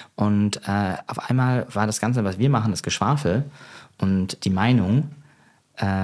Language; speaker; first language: German; native; German